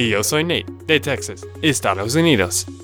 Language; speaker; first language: Spanish; non-native, fluent; English